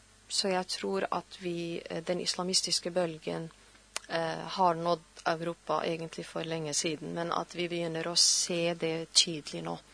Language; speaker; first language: Norwegian; non-native, fluent; Arabic